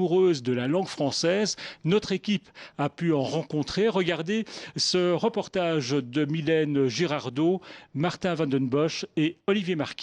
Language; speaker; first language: French; native; French